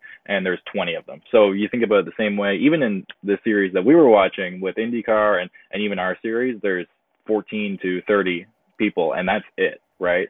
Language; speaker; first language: English; native; English